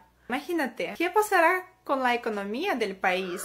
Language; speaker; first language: Spanish; non-native, fluent; Ukrainian